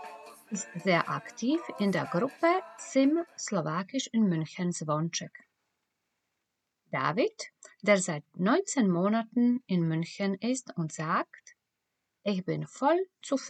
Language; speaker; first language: German; non-native, fluent; Slovak